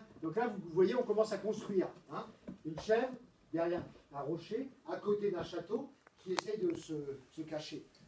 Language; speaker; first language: French; native; French